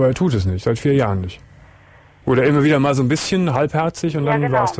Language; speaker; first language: German; native; German